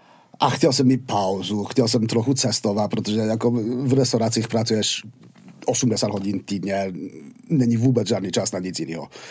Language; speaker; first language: Czech; non-native, fluent; English